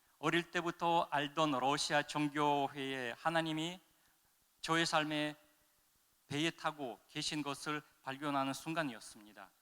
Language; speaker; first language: Korean; non-native, fluent; Russian